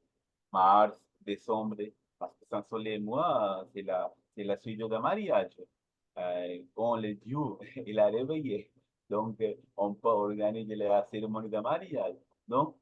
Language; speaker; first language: French; non-native, learner; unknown